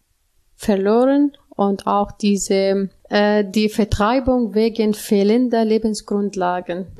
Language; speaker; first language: German; non-native, learner; Arabic